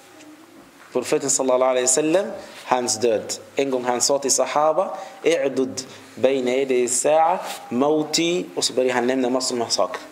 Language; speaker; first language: Swedish; non-native, fluent; Arabic